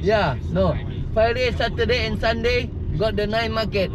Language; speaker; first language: English; non-native, local second language; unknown